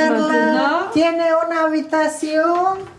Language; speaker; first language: Spanish; non-native, fluent; Bulgarian